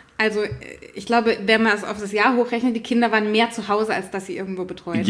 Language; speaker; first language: German; native; German